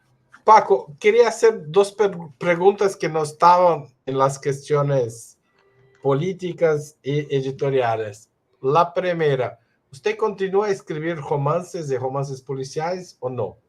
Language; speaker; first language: Spanish; non-native, fluent; Portuguese